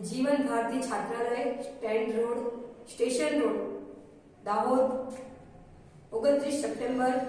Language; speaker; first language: Hindi; non-native, local second language; Gujarati